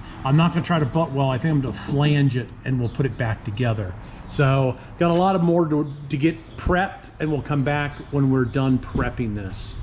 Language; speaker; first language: English; native; English